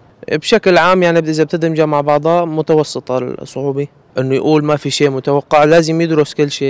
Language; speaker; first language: Arabic; native; Arabic